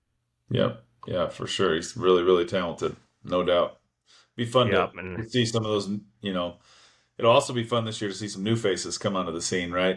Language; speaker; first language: English; native; English